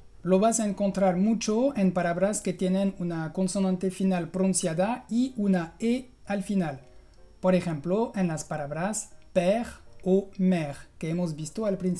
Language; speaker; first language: Spanish; non-native, fluent; French